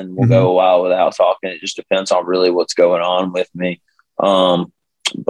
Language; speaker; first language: English; native; English